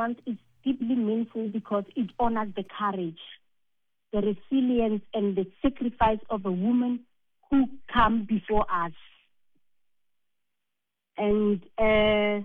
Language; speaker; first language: English; non-native, local second language; Northern Sotho